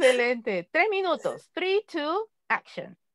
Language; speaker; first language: Spanish; native; Spanish